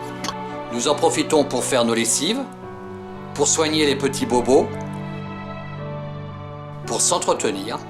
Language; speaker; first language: French; native; French